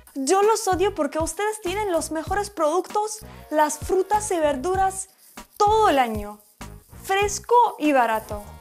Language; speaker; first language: Spanish; non-native, fluent; Russian